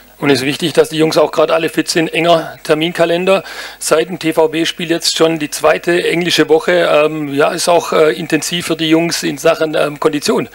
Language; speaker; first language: German; native; German